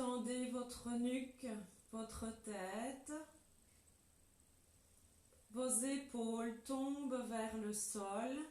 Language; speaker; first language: French; native; French